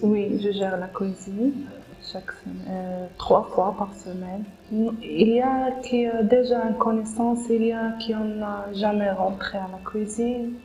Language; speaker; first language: French; non-native, local second language; Arabic